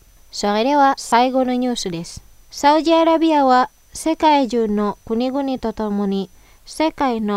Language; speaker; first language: Japanese; non-native, fluent; Indonesian